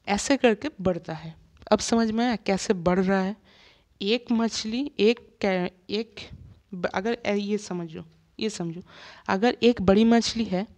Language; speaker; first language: Hindi; non-native, local second language; Bangla